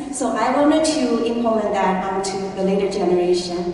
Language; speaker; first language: English; early bilingual, other home language; Chinese